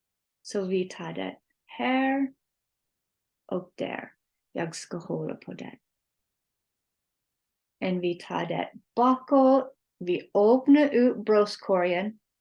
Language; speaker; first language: Swedish; non-native, learner; English